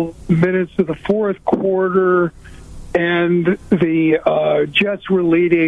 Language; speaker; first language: English; native; English